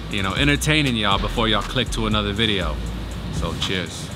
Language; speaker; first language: English; native; English